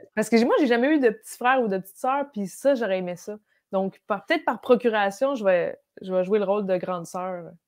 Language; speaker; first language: French; native; French